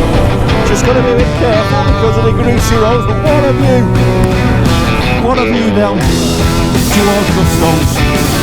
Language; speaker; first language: English; native; English